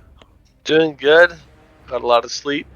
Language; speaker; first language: English; native; English